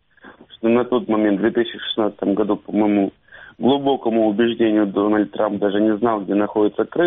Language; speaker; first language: Russian; native; Russian